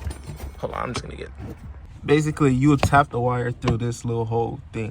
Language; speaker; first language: English; native; English